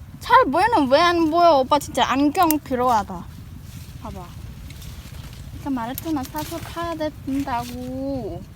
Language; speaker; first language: Korean; non-native, learner; Khmer